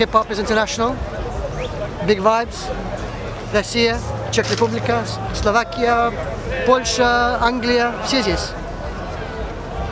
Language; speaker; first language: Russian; early bilingual, heritage; Russian